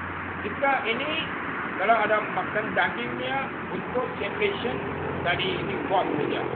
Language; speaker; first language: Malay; non-native, local second language; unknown